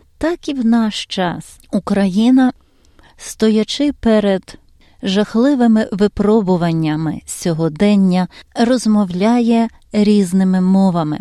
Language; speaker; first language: Ukrainian; native; Ukrainian